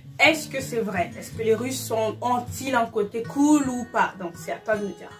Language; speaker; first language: French; non-native, local second language; Lingala